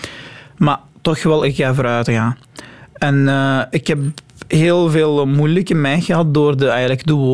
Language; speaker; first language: Dutch; non-native, learner; Arabic